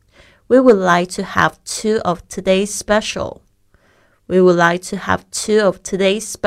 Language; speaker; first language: English; non-native, fluent; Chinese